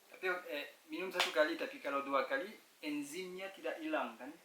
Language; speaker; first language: Indonesian; non-native, learner; French